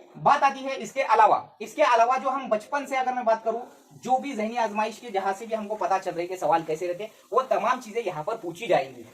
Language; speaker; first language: Hindi; native; Hindi